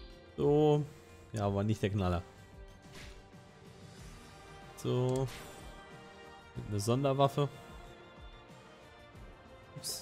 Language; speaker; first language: German; native; German